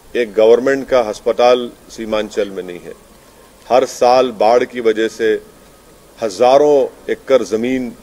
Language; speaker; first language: Hindi; non-native, local second language; Urdu